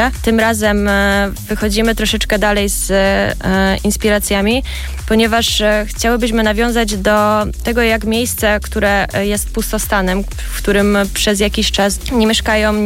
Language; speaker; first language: Polish; native; Polish